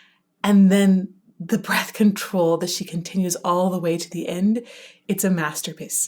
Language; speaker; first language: English; native; English